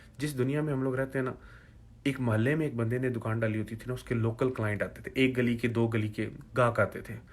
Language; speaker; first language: Urdu; native; Urdu